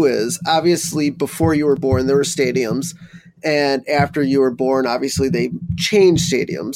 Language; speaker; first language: English; native; English